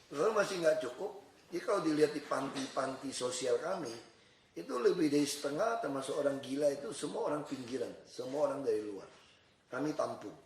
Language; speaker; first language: Indonesian; native; Indonesian